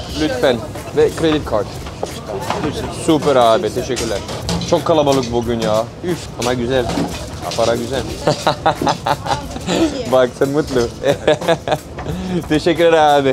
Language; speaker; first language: Turkish; non-native, learner; French